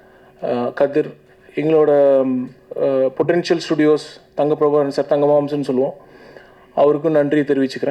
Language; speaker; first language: Tamil; native; Tamil